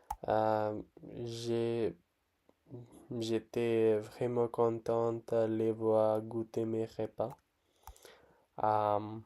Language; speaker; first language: French; non-native, learner; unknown